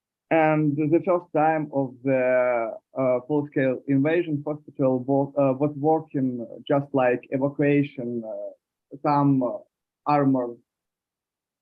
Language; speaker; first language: English; non-native, learner; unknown